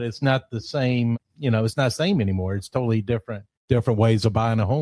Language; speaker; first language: English; native; English